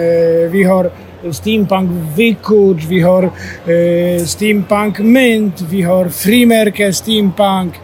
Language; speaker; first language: Swedish; non-native, learner; Polish